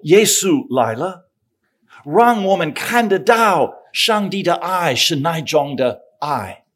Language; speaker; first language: Chinese; non-native, fluent; English